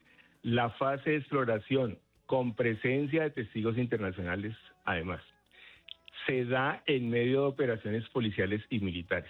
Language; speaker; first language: Spanish; native; Spanish